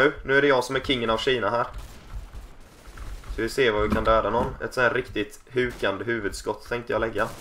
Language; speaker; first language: Swedish; native; Swedish